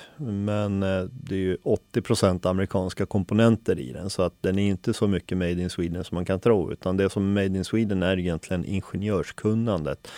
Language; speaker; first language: Swedish; early bilingual, other home language; Finnish